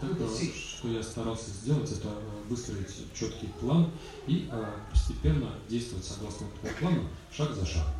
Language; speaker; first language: Russian; native; Russian